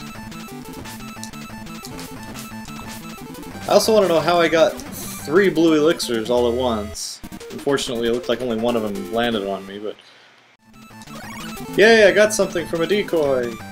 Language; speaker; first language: English; native; English